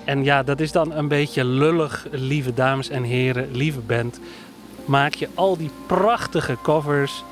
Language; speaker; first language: Dutch; native; Dutch